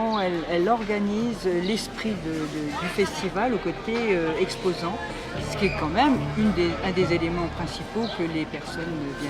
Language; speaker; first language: French; native; French